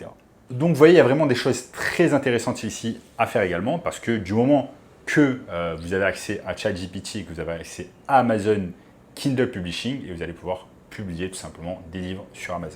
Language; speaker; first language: French; native; French